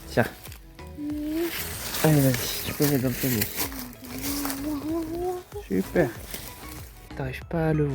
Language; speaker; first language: French; native; French